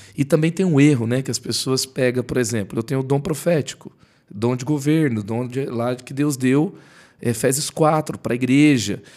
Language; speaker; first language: Portuguese; native; Portuguese